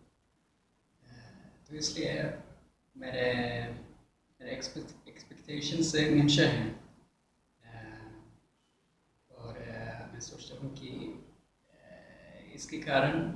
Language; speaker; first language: Hindi; non-native, fluent; Swedish